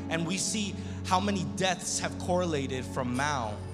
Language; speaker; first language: English; early bilingual, other home language; Spanish